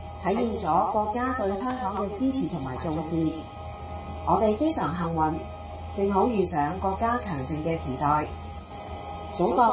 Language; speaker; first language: Chinese; native; Chinese